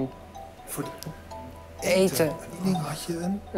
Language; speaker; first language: Dutch; native; Dutch